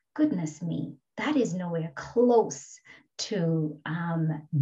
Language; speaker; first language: English; non-native, local second language; Kikuyu